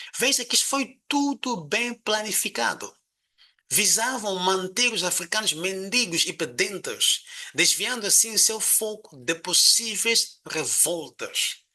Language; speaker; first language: Portuguese; non-native, local second language; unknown